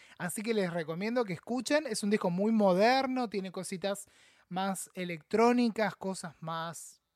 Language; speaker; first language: Spanish; native; Spanish